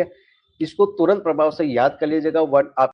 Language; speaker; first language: Hindi; native; Hindi